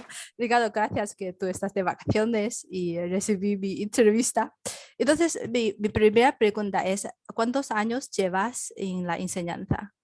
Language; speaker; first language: Spanish; non-native, learner; Chinese